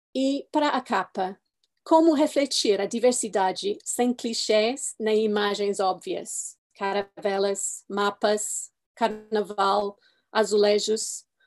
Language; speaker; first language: Portuguese; non-native, fluent; English